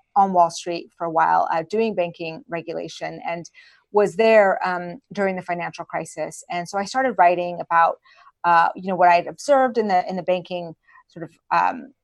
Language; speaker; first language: English; early bilingual, other home language; Persian